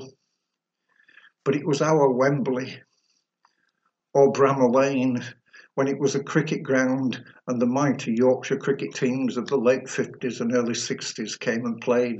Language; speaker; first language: English; native; English